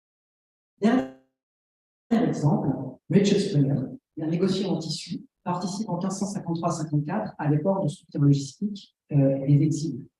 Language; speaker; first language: French; native; French